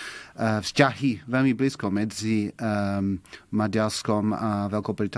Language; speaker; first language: Slovak; non-native, fluent; English